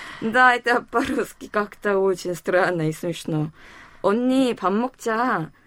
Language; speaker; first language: Russian; non-native, local second language; Korean